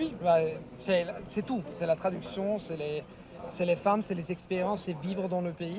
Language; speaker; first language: French; non-native, fluent; Italian